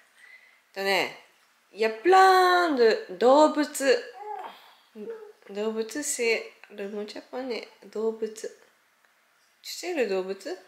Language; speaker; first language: French; non-native, learner; Japanese